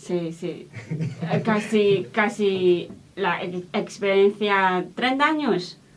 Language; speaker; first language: Spanish; non-native, learner; Chinese